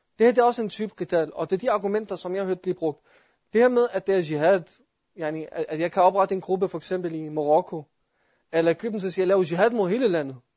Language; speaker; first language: Danish; early bilingual, other home language; Arabic